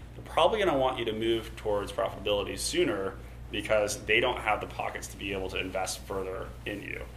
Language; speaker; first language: English; native; English